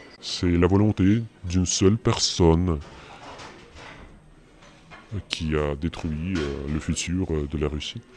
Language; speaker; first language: French; non-native, fluent; Russian